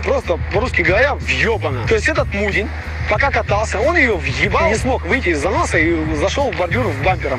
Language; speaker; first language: Russian; native; Russian